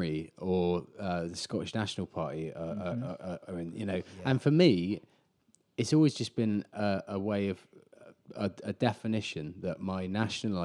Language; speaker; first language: English; native; English